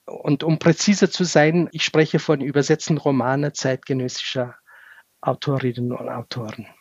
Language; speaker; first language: German; non-native, fluent; Kurdish